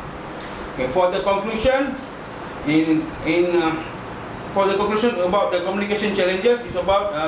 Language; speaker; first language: English; non-native, learner; Malay